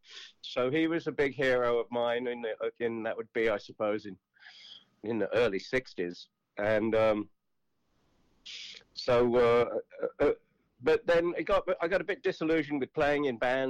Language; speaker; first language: English; native; English